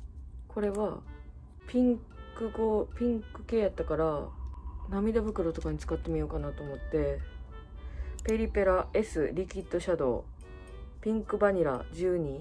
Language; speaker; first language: Japanese; native; Japanese